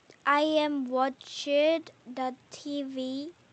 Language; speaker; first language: English; non-native, learner; Korean